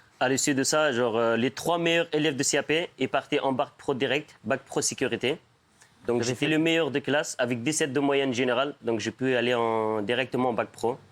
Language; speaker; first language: French; non-native, fluent; Persian